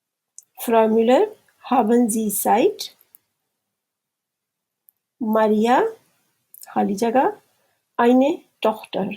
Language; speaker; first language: German; non-native, fluent; Urdu